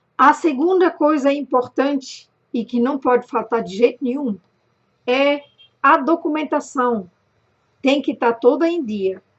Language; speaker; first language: Portuguese; non-native, fluent; German